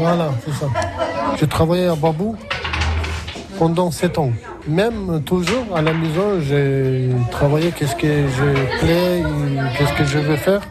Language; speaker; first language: French; non-native, learner; Russian